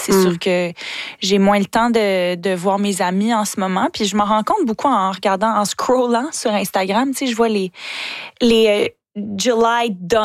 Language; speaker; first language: French; native; French